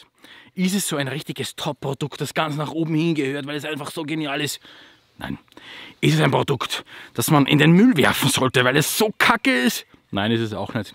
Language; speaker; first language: German; native; German